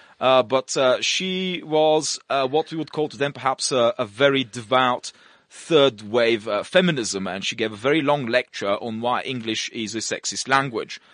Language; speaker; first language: English; non-native, fluent; Russian